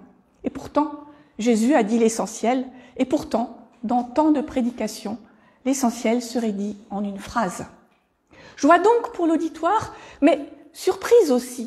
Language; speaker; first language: French; native; French